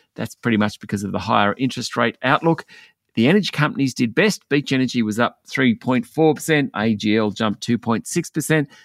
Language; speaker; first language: English; native; English